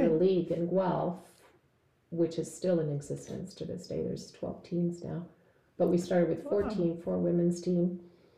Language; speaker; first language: English; native; English